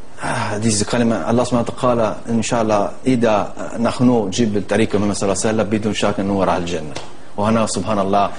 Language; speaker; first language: Arabic; non-native, learner; Italian